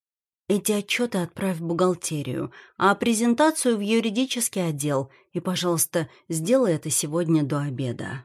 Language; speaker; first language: Russian; native; Russian